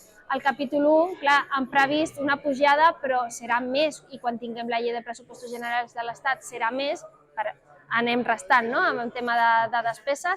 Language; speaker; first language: Catalan; native; Catalan